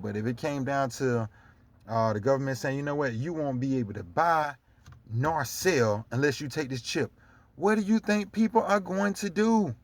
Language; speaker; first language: English; native; English